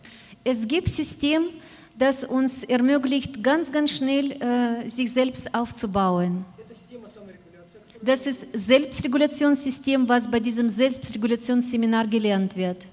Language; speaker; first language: German; non-native, fluent; Russian